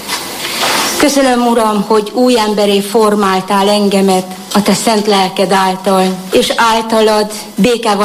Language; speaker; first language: Hungarian; native; Hungarian